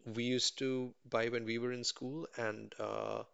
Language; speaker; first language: English; non-native, local second language; Tamil